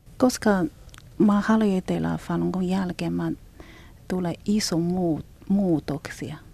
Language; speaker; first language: Finnish; non-native, learner; Chinese